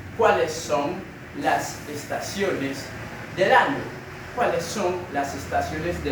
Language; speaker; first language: Spanish; non-native, fluent; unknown